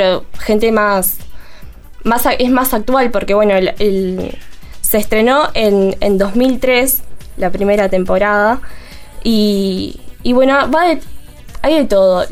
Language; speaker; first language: Spanish; native; Spanish